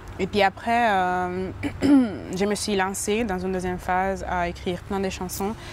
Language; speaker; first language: French; non-native, fluent; Italian